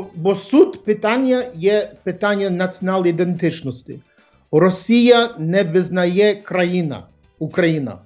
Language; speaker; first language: Ukrainian; early bilingual, heritage; English